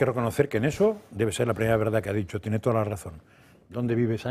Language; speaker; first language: Spanish; native; Spanish